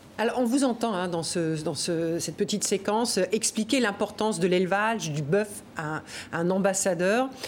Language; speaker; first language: French; native; French